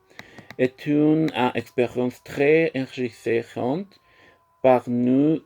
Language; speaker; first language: French; non-native, learner; Spanish